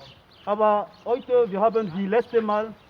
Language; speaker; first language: German; non-native, learner; French